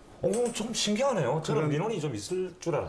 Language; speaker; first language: Korean; native; Korean